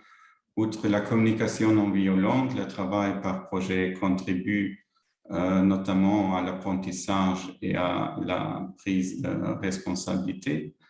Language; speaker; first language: French; non-native, local second language; Luxembourgish